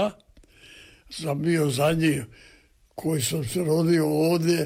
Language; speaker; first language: Serbian; native; Serbian